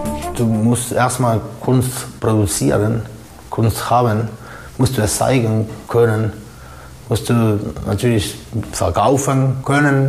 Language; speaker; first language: German; non-native, fluent; Spanish